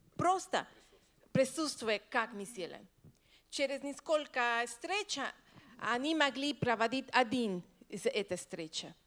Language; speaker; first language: Russian; non-native, learner; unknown